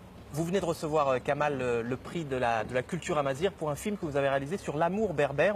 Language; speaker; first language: French; native; French